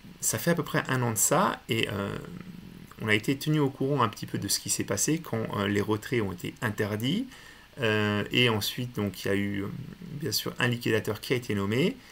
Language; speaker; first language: French; native; French